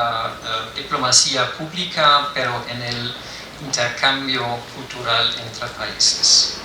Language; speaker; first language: Spanish; non-native, fluent; German